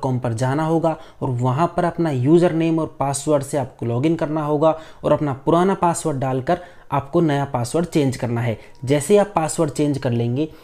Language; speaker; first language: Hindi; native; Hindi